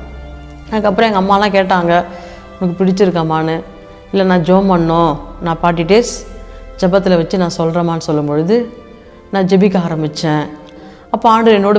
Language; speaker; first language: Tamil; native; Tamil